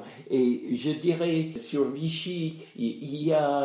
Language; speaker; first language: French; non-native, fluent; English